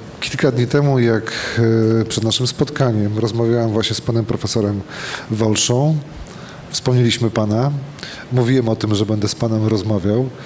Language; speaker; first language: Polish; native; Polish